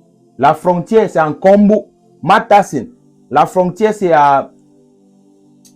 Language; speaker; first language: French; non-native, local second language; English